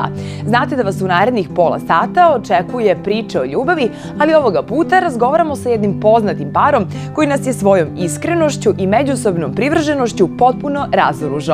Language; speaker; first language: Croatian; native; Croatian